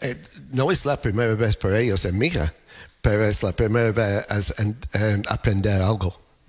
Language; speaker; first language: Spanish; non-native, learner; English